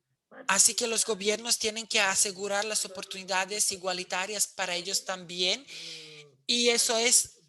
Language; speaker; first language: Spanish; non-native, fluent; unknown